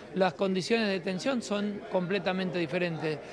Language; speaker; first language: Spanish; native; Spanish